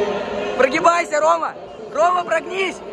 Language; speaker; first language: Russian; native; Russian